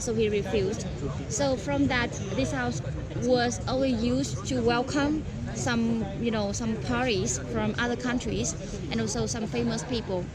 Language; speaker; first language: English; non-native, learner; Vietnamese